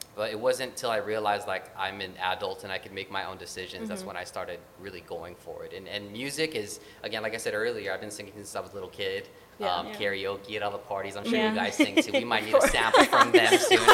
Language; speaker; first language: English; early bilingual, other home language; Filipino